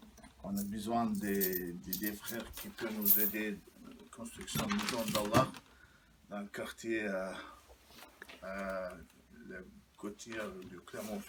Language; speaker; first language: French; non-native, learner; Chechen